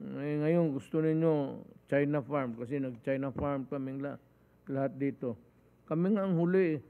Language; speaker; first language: Filipino; non-native, local second language; Cebuano